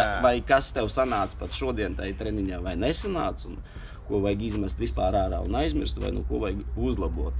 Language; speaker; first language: Latvian; non-native, local second language; Russian